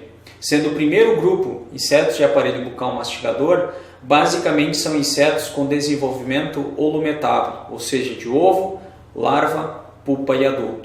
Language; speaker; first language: Portuguese; native; Portuguese